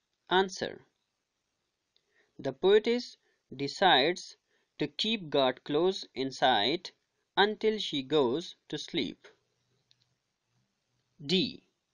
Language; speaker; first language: English; non-native, local second language; Urdu